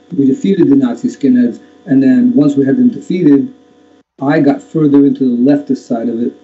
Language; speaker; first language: English; native; English